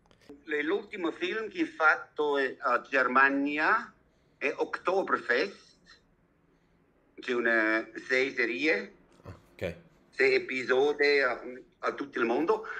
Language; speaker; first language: Italian; non-native, learner; German